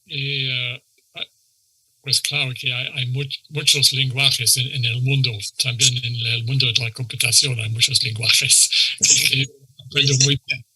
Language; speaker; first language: Spanish; non-native, fluent; English